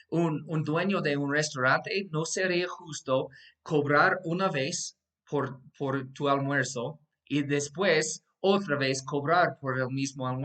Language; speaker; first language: Spanish; non-native, fluent; English